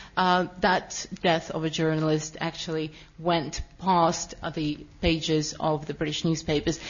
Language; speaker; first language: English; non-native, fluent; Russian